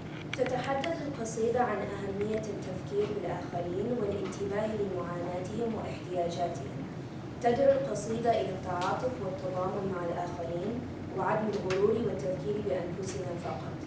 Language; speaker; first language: Arabic; non-native, learner; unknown